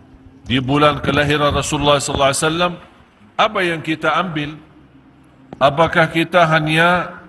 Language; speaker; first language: Indonesian; non-native, fluent; Arabic